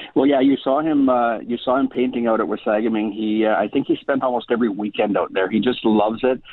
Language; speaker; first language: English; native; English